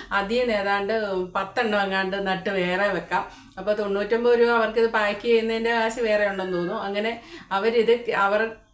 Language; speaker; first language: Malayalam; native; Malayalam